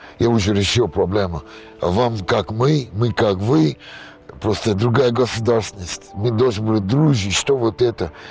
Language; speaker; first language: Russian; non-native, learner; English